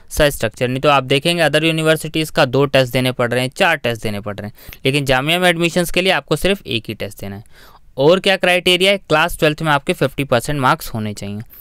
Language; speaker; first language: Hindi; native; Hindi